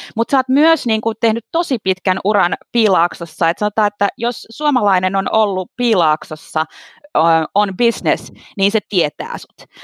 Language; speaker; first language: Finnish; native; Finnish